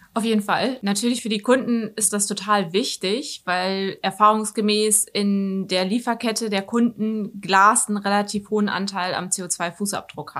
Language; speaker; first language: German; native; German